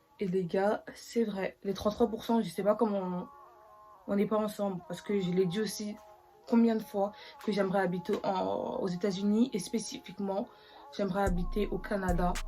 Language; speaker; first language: French; native; French